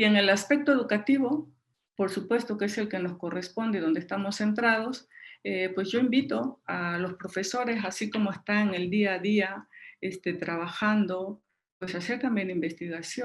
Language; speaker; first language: Spanish; native; Spanish